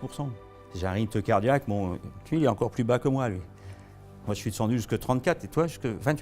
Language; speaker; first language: French; native; French